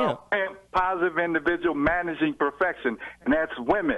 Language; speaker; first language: English; native; English